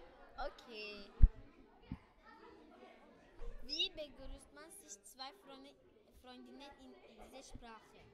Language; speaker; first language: German; early bilingual, other home language; Turkish